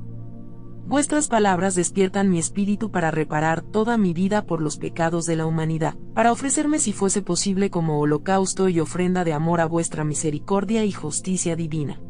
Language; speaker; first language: Spanish; native; Spanish